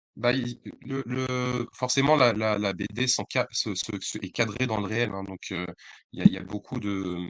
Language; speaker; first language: French; native; French